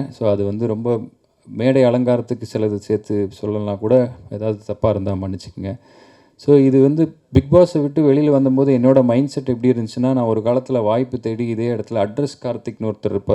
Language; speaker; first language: Tamil; native; Tamil